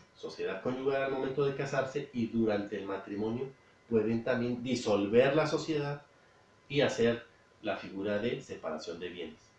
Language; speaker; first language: Spanish; native; Spanish